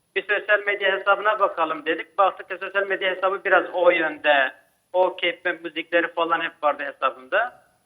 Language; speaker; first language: Turkish; native; Turkish